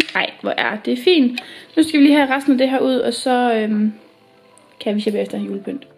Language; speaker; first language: Danish; native; Danish